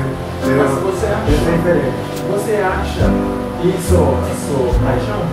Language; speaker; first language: Portuguese; non-native, learner; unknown